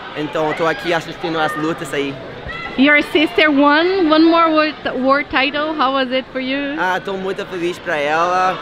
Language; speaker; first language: Portuguese; non-native, learner; English